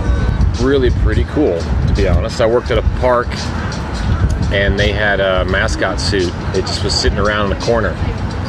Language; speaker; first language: English; native; English